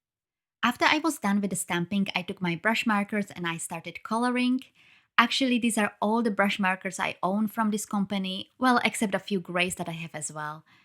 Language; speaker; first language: English; non-native, fluent; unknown